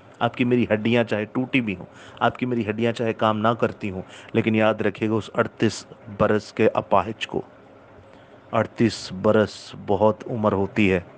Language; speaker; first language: Urdu; non-native, local second language; Punjabi